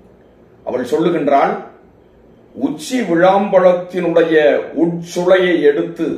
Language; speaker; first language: Tamil; native; Tamil